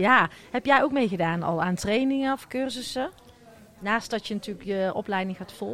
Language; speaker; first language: Dutch; native; Dutch